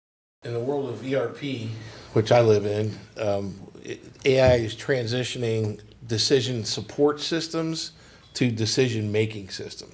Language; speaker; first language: English; native; English